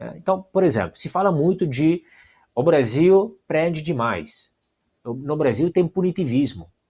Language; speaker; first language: Portuguese; non-native, fluent; Italian